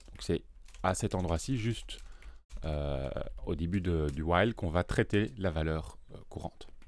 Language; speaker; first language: French; native; French